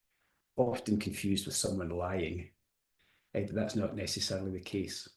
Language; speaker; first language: English; native; English